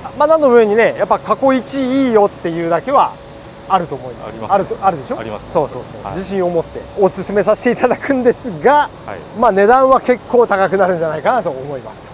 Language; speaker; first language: Japanese; native; Japanese